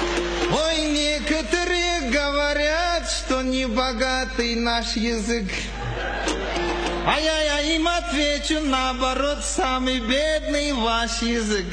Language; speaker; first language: Russian; non-native, local second language; Kyrgyz